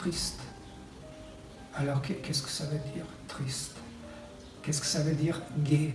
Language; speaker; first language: French; non-native, fluent; Serbian